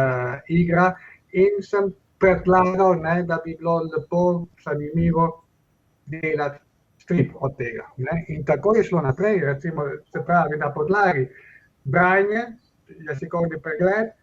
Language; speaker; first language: Slovenian; non-native, fluent; Spanish